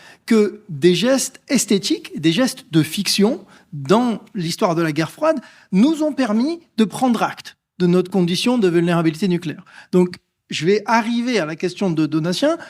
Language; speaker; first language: French; native; French